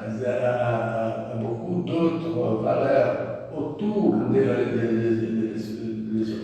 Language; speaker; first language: French; non-native, learner; Portuguese